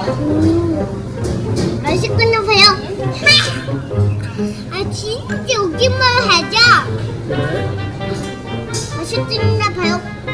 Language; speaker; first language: Korean; non-native, learner; Vietnamese